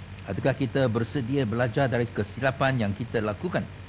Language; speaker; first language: Malay; non-native, local second language; Chinese